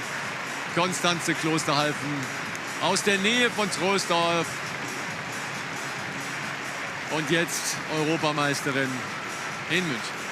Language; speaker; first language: German; native; German